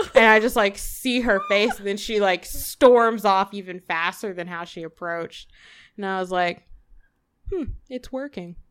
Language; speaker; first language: English; native; English